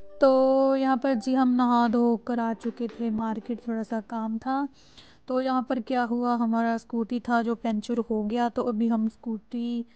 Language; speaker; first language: Hindi; non-native, local second language; Punjabi